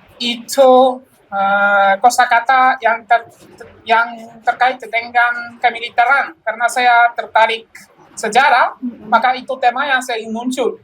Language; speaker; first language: Indonesian; non-native, fluent; Polish